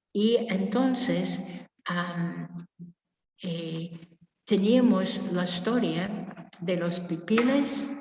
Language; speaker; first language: Spanish; non-native, fluent; English